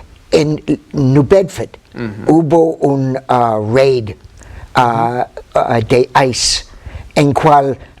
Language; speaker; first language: Spanish; non-native, fluent; English